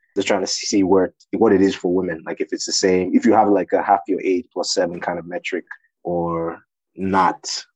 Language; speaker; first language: English; non-native, local second language; Yoruba